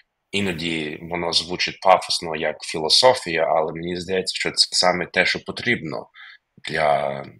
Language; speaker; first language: Ukrainian; non-native, fluent; English